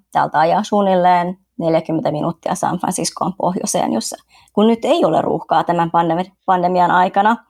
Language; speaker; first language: Finnish; early bilingual, other home language; Vietnamese